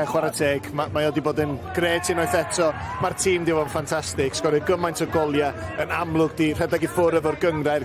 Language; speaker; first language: Welsh; native; Welsh